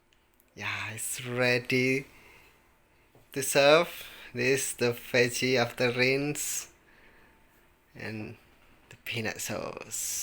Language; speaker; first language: English; non-native, learner; Indonesian